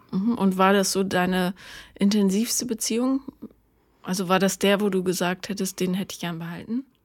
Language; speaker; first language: German; native; German